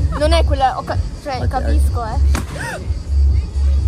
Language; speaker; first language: Italian; native; Italian